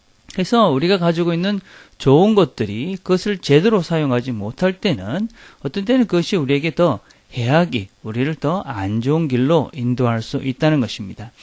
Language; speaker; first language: Korean; native; Korean